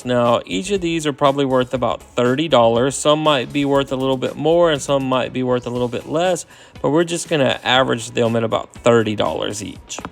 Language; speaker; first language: English; native; English